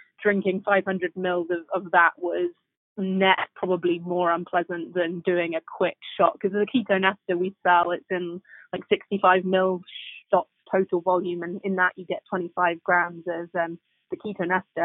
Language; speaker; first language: English; native; English